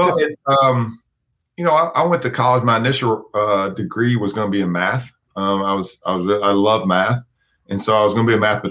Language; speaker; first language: English; native; English